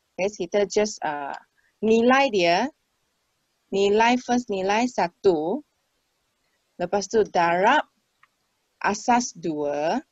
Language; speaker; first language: Malay; non-native, local second language; Chinese